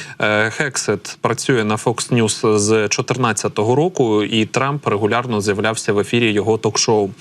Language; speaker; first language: Ukrainian; native; Ukrainian